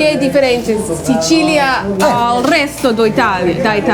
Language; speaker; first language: Italian; non-native, learner; English